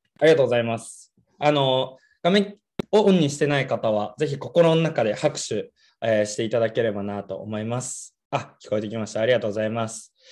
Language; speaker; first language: Japanese; native; Japanese